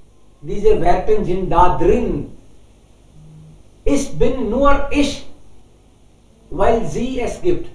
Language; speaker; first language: German; non-native, learner; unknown